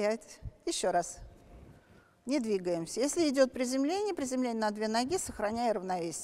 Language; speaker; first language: Russian; native; Russian